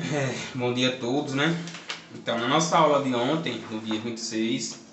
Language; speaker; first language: Portuguese; native; Portuguese